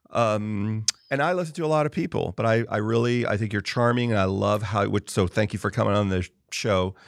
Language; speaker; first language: English; native; English